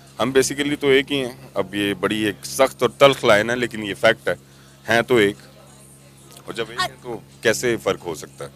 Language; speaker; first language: Urdu; non-native, local second language; Punjabi